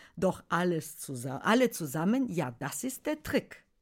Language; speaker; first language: German; non-native, fluent; Bulgarian